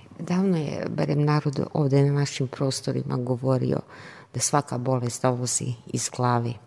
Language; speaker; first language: Serbian; native; Serbian